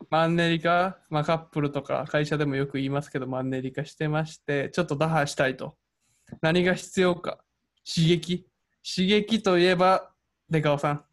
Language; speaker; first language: Japanese; native; Japanese